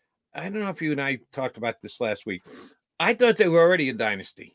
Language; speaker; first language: English; native; English